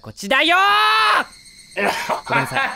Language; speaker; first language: Japanese; native; Japanese